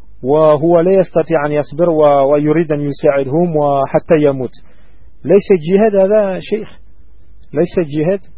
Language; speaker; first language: Arabic; non-native, learner; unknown